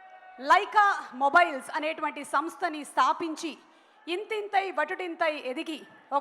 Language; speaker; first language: Telugu; native; Telugu